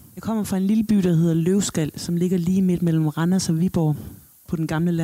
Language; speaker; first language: Danish; native; Danish